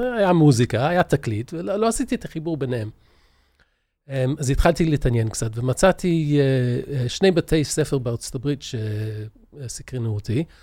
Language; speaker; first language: Hebrew; early bilingual, other home language; English